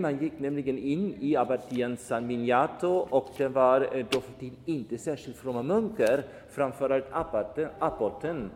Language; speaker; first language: Swedish; non-native, fluent; German